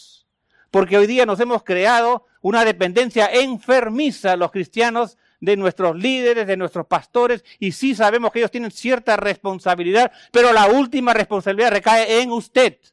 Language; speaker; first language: Spanish; native; Spanish